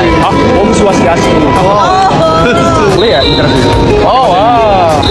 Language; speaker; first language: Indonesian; non-native, learner; Japanese